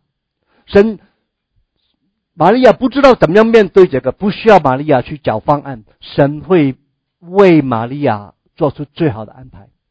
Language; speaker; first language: Chinese; native; Chinese